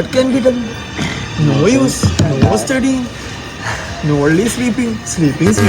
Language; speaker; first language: English; non-native, local second language; Malayalam